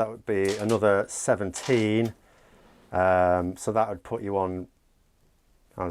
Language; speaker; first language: English; native; English